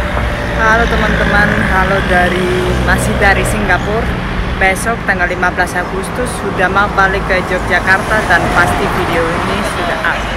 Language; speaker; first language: Indonesian; non-native, fluent; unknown